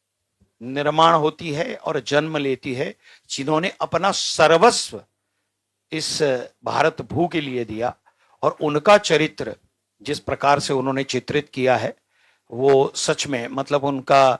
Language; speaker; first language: Hindi; native; Hindi